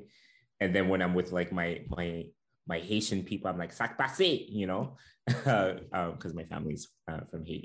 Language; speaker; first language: English; non-native, fluent; French